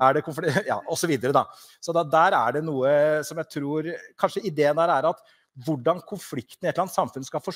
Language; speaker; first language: Norwegian; native; Norwegian